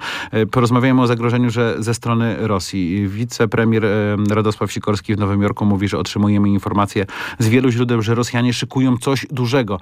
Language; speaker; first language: Polish; native; Polish